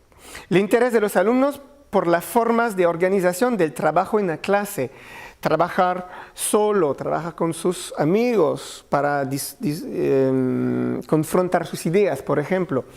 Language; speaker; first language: Spanish; non-native, learner; French